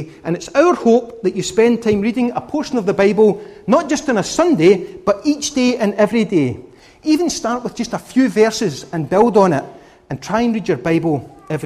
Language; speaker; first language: English; native; English